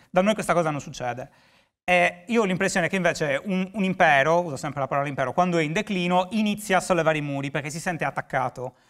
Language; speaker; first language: Italian; native; Italian